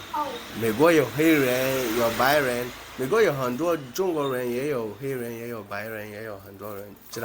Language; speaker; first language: Chinese; non-native, learner; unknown